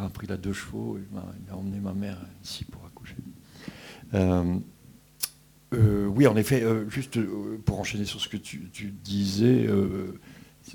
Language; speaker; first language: French; native; French